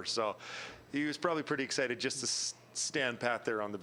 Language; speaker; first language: English; native; English